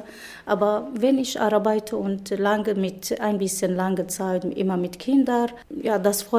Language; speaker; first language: German; non-native, learner; Arabic